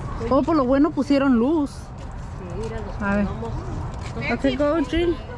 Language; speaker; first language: Spanish; early bilingual, heritage; Spanish